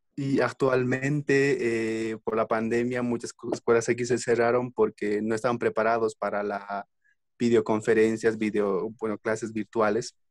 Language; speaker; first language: Spanish; native; Spanish